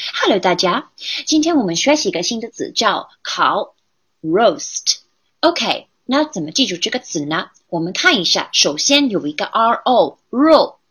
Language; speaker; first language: Chinese; non-native, fluent; English